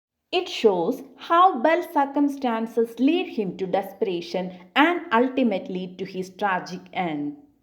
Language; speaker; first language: English; non-native, local second language; Malayalam